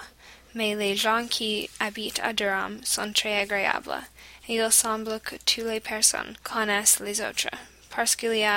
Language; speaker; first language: French; non-native, learner; English